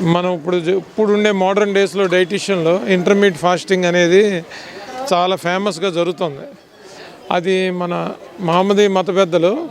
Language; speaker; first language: Telugu; native; Telugu